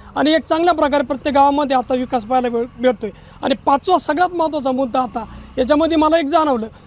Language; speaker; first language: Marathi; native; Marathi